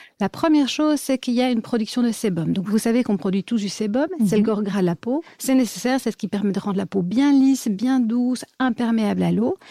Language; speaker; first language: French; native; French